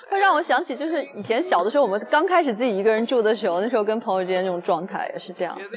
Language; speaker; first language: Chinese; native; Chinese